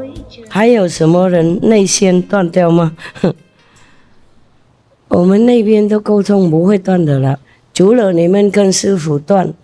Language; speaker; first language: Chinese; non-native, fluent; Vietnamese